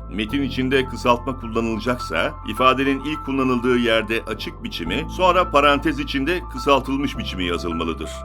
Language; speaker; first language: Turkish; native; Turkish